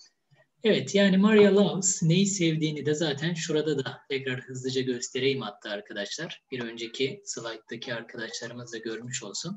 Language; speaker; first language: Turkish; native; Turkish